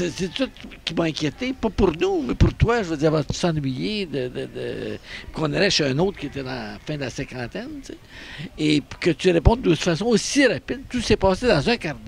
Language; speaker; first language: French; native; French